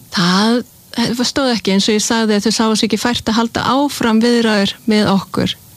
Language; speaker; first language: Icelandic; early bilingual, heritage; Icelandic